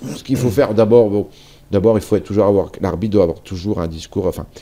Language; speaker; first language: French; native; French